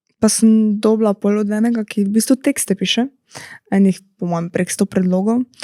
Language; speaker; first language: Slovenian; native; Slovenian